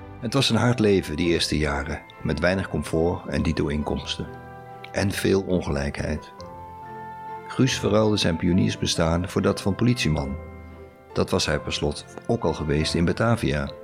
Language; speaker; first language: Dutch; native; Dutch